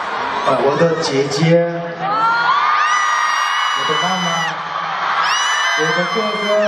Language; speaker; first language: Chinese; non-native, learner; Korean